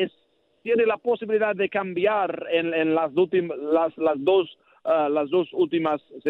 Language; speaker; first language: Spanish; non-native, learner; English